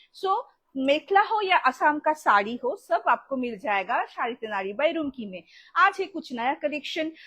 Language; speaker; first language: Hindi; non-native, local second language; Bangla